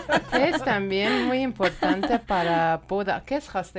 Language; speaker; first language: Spanish; non-native, learner; Persian